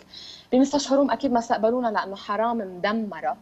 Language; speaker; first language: Arabic; native; Arabic